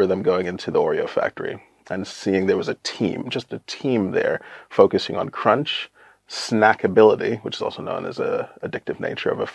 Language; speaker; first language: English; native; English